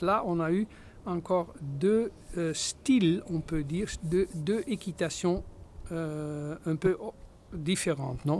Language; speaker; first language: French; non-native, fluent; Dutch